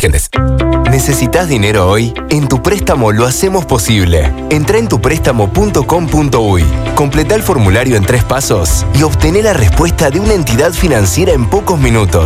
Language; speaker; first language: Spanish; native; Spanish